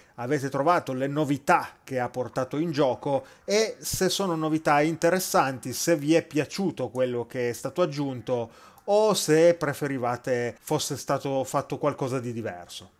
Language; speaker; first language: Italian; native; Italian